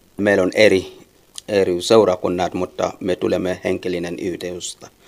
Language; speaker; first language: Finnish; non-native, learner; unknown